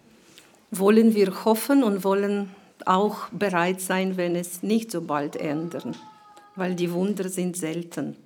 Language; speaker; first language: German; non-native, fluent; Ukrainian